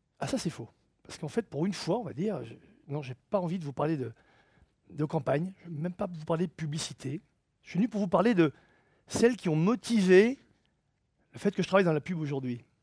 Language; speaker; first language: French; native; French